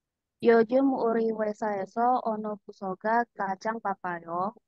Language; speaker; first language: Korean; non-native, learner; Indonesian